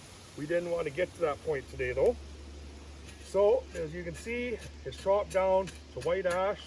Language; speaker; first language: English; native; English